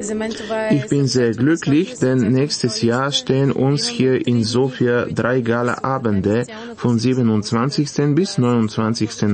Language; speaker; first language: German; non-native, fluent; Bulgarian